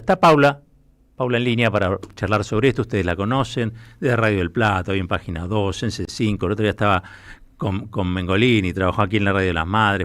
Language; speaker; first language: Spanish; native; Spanish